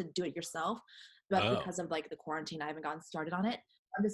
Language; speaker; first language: English; native; English